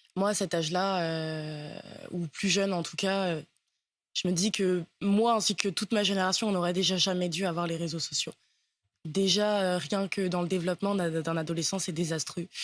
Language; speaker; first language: French; native; French